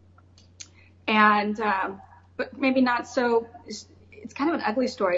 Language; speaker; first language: English; native; English